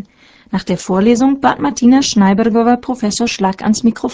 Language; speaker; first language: German; native; German